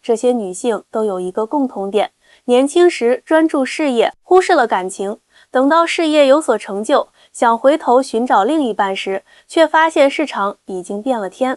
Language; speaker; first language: Chinese; native; Chinese